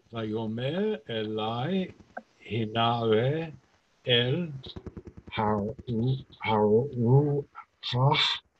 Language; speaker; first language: Hebrew; non-native, learner; English